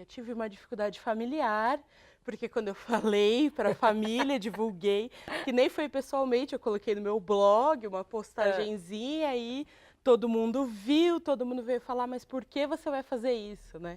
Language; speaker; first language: Portuguese; native; Portuguese